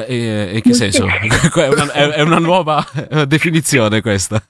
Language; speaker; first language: Italian; native; Italian